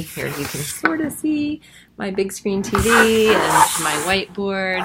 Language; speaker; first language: English; native; English